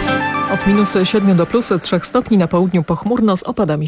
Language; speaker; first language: Polish; native; Polish